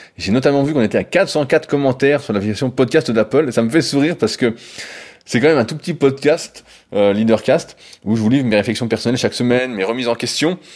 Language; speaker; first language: French; native; French